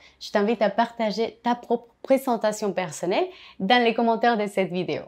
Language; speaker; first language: French; non-native, fluent; Spanish